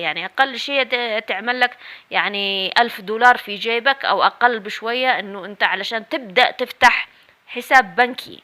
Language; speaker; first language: Arabic; native; Arabic